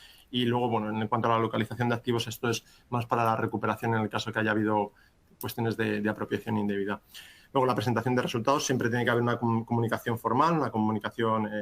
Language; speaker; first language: Spanish; native; Spanish